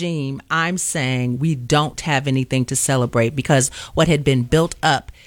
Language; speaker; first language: English; native; English